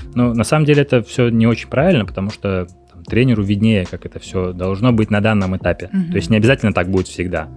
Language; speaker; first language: Russian; native; Russian